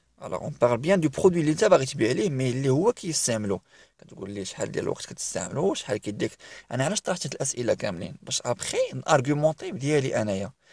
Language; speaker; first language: French; non-native, local second language; Arabic